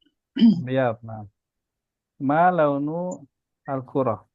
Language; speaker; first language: Arabic; non-native, fluent; Indonesian